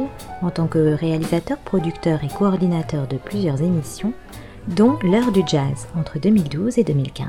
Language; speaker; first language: French; native; French